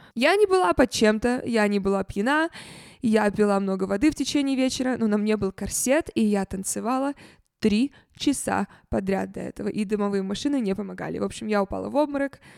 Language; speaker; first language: Russian; native; Russian